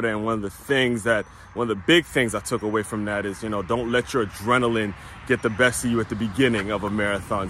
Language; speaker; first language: English; native; English